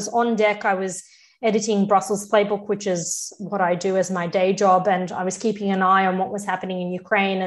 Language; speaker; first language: English; early bilingual, other home language; Russian